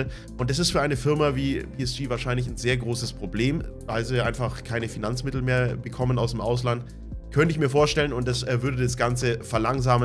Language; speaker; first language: German; native; German